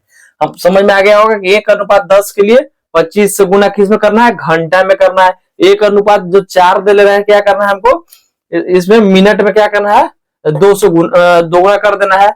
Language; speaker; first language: Hindi; native; Hindi